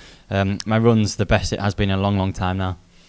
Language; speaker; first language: English; native; English